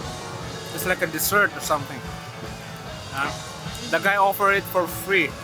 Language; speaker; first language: English; non-native, local second language; Filipino